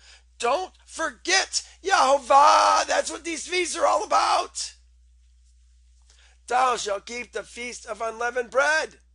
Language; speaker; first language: English; native; English